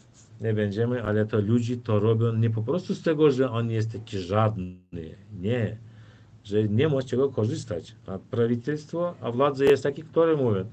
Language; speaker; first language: Polish; non-native, fluent; Turkmen